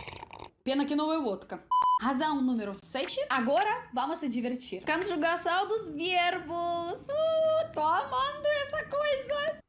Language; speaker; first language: Portuguese; non-native, fluent; Russian